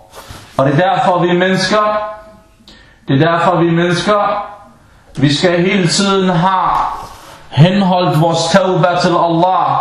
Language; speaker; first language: Danish; non-native, fluent; Arabic